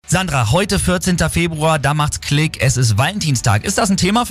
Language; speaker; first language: German; native; German